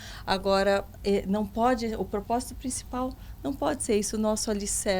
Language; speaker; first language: Portuguese; native; Portuguese